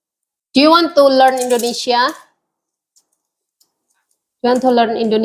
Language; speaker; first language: English; non-native, learner; Indonesian